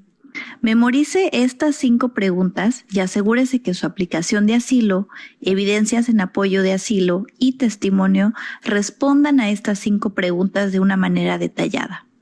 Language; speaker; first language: Spanish; native; Spanish